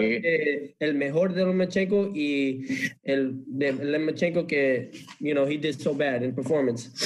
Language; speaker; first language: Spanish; early bilingual, heritage; English